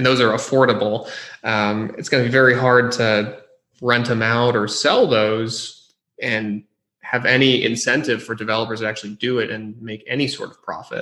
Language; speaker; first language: English; native; English